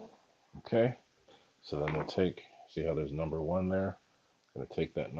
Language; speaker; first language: English; native; English